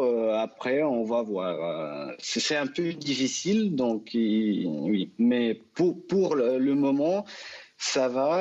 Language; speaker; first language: French; non-native, fluent; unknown